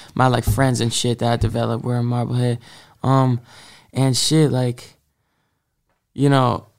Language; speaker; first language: English; native; English